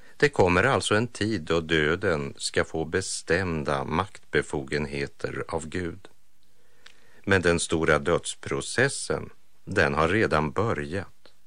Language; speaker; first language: Swedish; native; Swedish